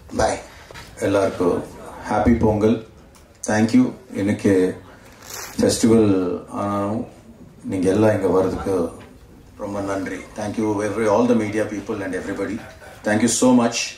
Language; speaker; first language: Tamil; non-native, learner; Telugu